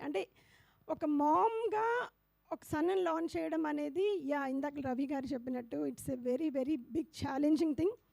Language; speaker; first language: Telugu; native; Telugu